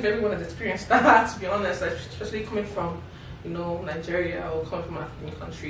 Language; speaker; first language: English; non-native, local second language; Igbo